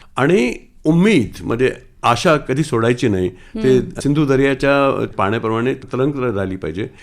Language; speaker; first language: Marathi; non-native, local second language; Sindhi